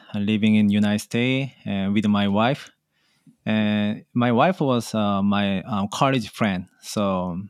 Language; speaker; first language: English; non-native, learner; Korean